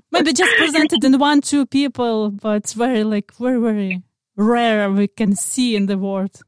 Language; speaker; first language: English; non-native, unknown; Ukrainian